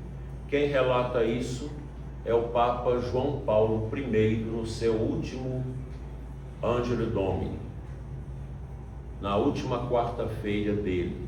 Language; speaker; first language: Portuguese; native; Portuguese